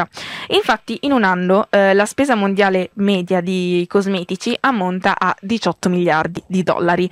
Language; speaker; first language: Italian; native; Italian